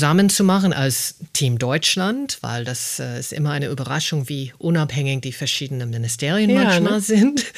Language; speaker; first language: German; non-native, fluent; English